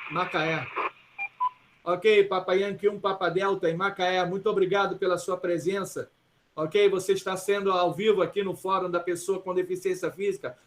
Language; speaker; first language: Portuguese; early bilingual, other home language; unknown